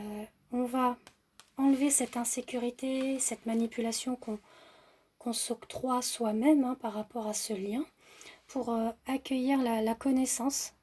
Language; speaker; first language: French; native; French